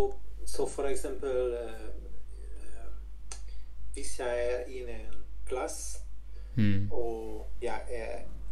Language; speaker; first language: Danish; non-native, learner; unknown